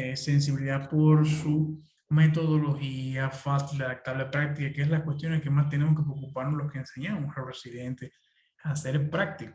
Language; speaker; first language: Spanish; native; Spanish